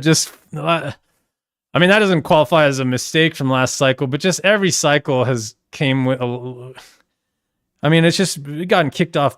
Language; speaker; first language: English; native; English